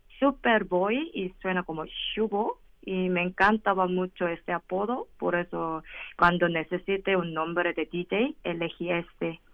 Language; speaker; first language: Spanish; non-native, learner; Korean